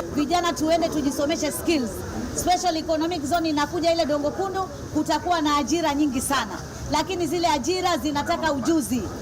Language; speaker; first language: Swahili; native; Swahili